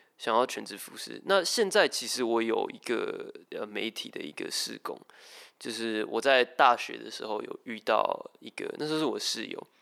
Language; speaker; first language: Chinese; native; Chinese